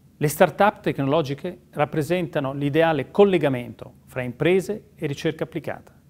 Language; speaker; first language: Italian; native; Italian